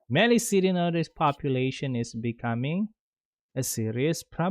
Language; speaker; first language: English; non-native, fluent; Indonesian